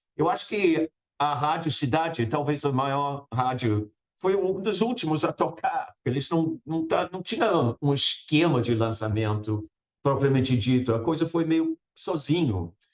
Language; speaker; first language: Portuguese; non-native, fluent; English